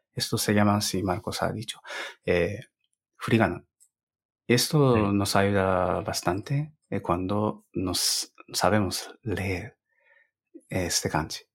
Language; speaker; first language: Spanish; non-native, fluent; Japanese